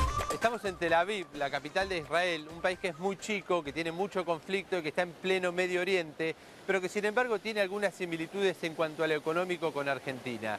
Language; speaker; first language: Spanish; native; Spanish